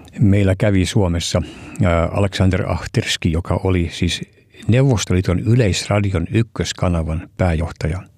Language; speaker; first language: Finnish; early bilingual, heritage; Finnish